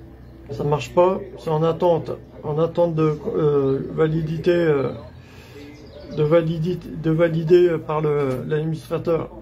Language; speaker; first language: French; native; French